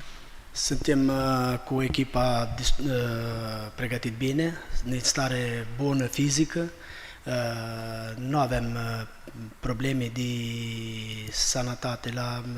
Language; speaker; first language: Romanian; non-native, fluent; Albanian